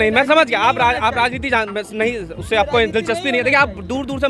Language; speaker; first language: Hindi; native; Hindi